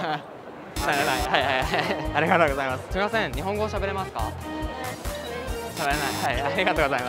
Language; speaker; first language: Japanese; non-native, fluent; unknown